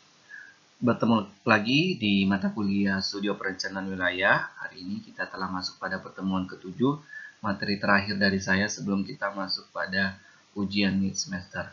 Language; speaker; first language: Indonesian; native; Indonesian